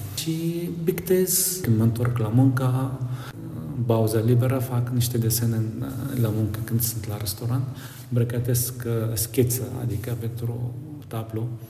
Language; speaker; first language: Romanian; non-native, learner; Arabic